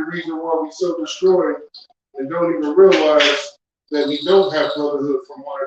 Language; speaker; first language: English; native; English